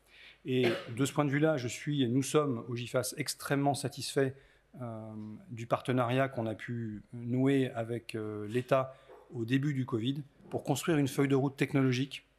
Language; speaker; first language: French; native; French